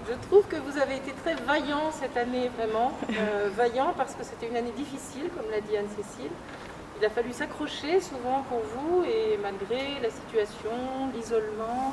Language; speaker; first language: French; native; French